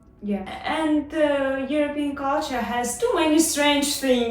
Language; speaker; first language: English; non-native, learner; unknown